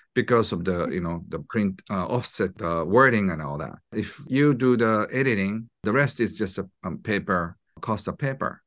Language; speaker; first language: English; non-native, fluent; Japanese